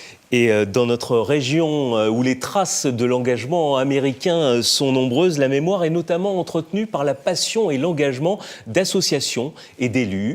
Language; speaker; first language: French; native; French